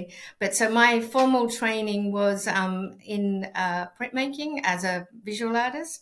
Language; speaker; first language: English; non-native, fluent; Spanish